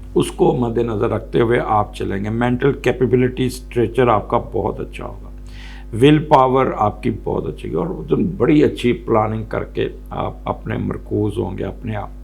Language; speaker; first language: Urdu; non-native, local second language; Punjabi